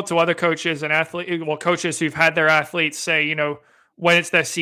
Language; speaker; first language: English; native; English